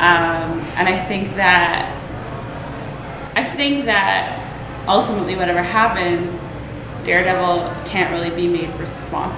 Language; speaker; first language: English; native; English